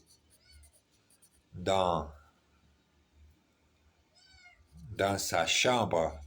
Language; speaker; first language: French; non-native, learner; Portuguese